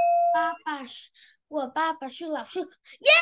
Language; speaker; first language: Chinese; non-native, learner; Vietnamese